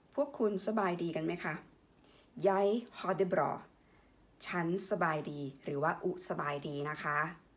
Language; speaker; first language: Thai; native; Thai